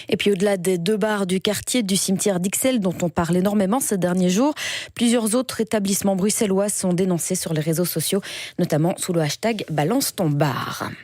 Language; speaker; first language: French; native; French